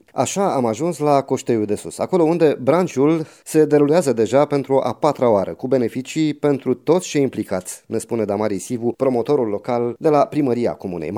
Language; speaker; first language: Romanian; native; Romanian